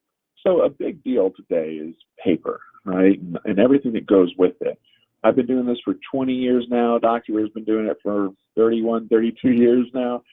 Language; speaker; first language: English; native; English